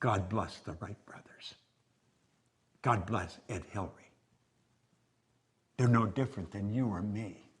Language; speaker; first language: English; native; English